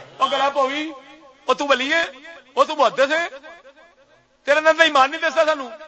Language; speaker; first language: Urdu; non-native, local second language; Punjabi